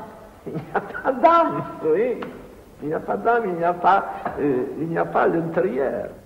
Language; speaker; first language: French; non-native, fluent; Polish